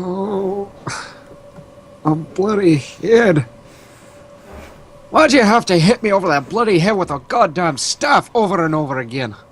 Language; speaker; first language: English; native; English